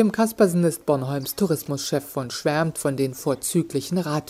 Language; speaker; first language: German; native; German